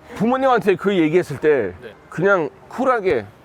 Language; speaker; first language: Korean; non-native, fluent; English